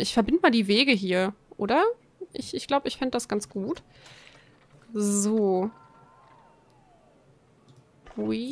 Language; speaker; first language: German; native; German